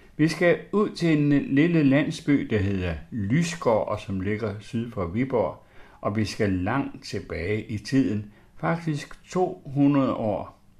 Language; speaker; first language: Danish; native; Danish